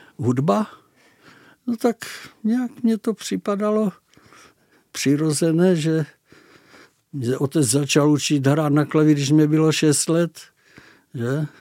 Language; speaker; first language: Czech; non-native, local second language; Slovak